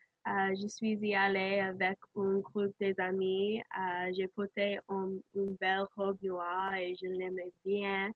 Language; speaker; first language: French; non-native, learner; English